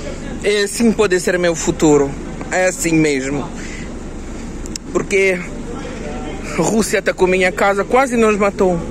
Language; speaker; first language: Portuguese; non-native, fluent; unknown